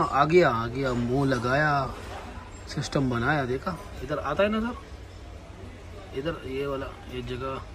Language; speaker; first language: Hindi; non-native, fluent; Pashto